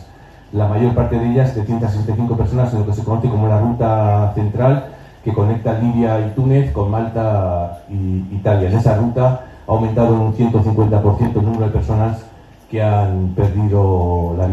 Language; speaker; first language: Spanish; native; Spanish